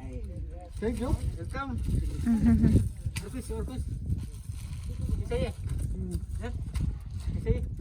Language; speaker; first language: Hindi; non-native, local second language; Malayalam